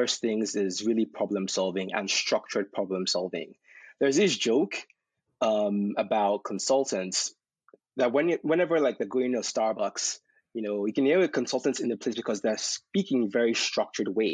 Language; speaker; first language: English; non-native, local second language; Yoruba